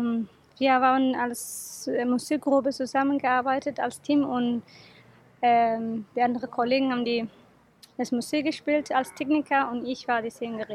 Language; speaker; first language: German; non-native, learner; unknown